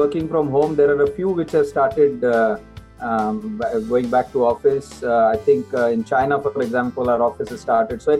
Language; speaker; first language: English; non-native, local second language; Marathi